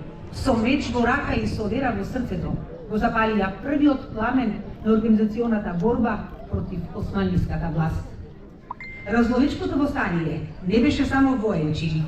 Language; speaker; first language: Macedonian; native; Macedonian